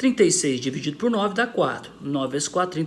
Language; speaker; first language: Portuguese; native; Portuguese